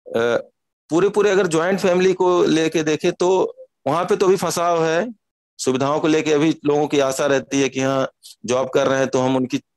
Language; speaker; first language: Hindi; native; Hindi